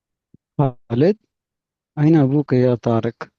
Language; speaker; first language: Arabic; non-native, learner; Urdu